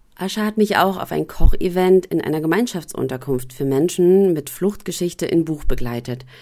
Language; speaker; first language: German; native; German